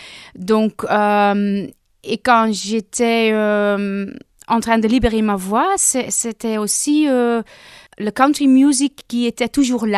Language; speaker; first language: French; non-native, local second language; Dutch